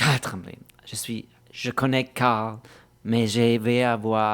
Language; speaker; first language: French; non-native, fluent; German